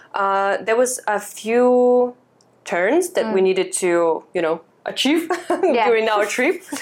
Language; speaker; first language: English; non-native, fluent; Russian